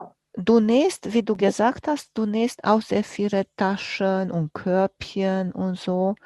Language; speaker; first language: German; non-native, fluent; Romanian